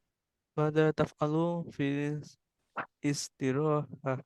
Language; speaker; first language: Arabic; non-native, learner; Indonesian